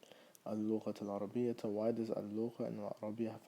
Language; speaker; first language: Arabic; non-native, fluent; English